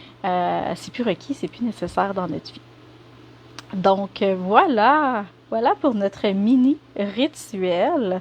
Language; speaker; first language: French; native; French